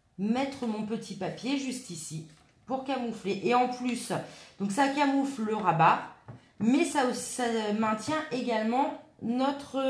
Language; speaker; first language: French; native; French